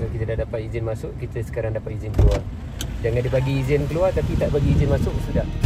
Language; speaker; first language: Malay; native; Malay